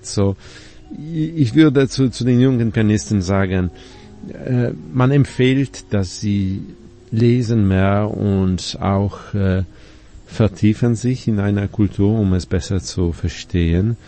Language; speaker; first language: German; non-native, fluent; Polish